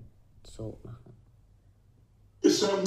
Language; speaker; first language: German; non-native, learner; Spanish